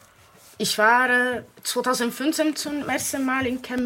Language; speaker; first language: German; non-native, fluent; Italian